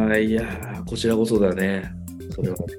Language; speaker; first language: Japanese; native; Japanese